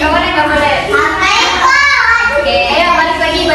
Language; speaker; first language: Indonesian; native; Indonesian